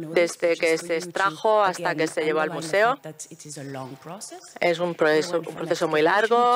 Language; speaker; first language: Spanish; non-native, fluent; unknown